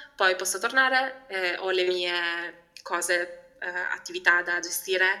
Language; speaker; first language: Italian; early bilingual, other home language; Albanian